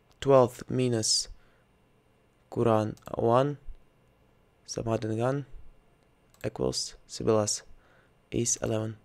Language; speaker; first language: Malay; non-native, learner; Russian